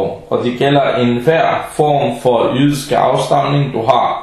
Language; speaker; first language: Danish; early bilingual, other home language; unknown